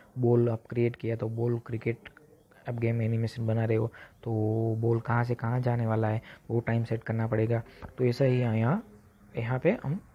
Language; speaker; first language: Hindi; non-native, local second language; Gujarati